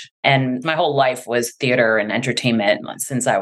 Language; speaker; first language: English; native; English